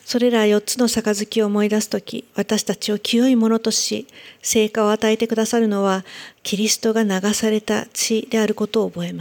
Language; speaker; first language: Japanese; native; Japanese